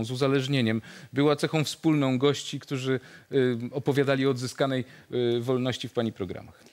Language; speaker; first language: Polish; native; Polish